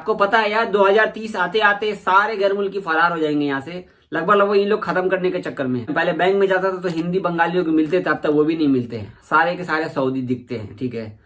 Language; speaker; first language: Hindi; native; Hindi